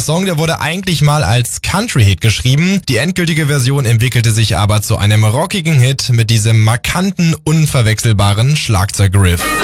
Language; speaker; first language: German; native; German